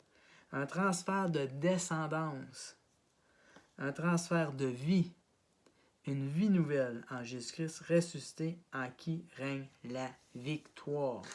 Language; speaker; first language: French; native; French